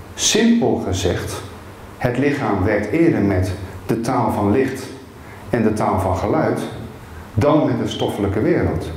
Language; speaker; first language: Dutch; native; Dutch